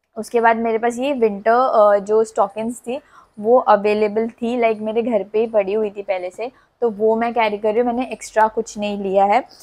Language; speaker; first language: Hindi; non-native, local second language; Tulu